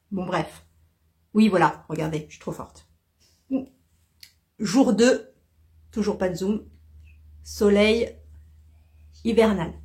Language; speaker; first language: French; native; French